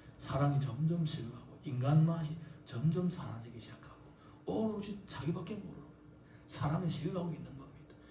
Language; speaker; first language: Korean; native; Korean